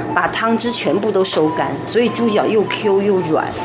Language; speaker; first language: Chinese; native; Chinese